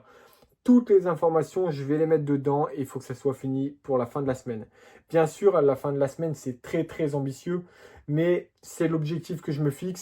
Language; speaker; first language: French; native; French